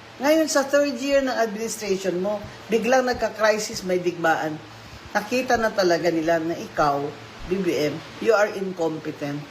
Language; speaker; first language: Filipino; non-native, local second language; Hiligaynon